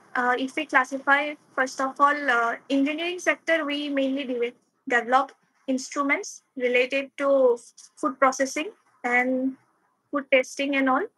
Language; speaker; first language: English; non-native, local second language; Assamese